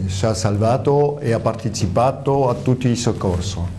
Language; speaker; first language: Italian; early bilingual, heritage; French